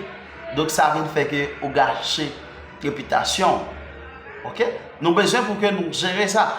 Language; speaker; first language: French; non-native, learner; Haitian Creole